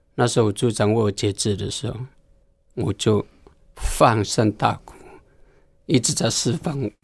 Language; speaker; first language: Chinese; non-native, local second language; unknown